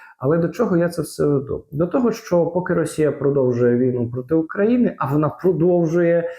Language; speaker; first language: Ukrainian; native; Ukrainian